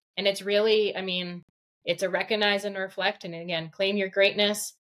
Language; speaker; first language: English; early bilingual, other home language; Russian